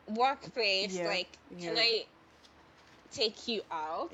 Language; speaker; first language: English; non-native, local second language; Yoruba